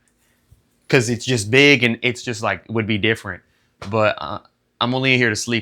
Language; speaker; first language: English; native; English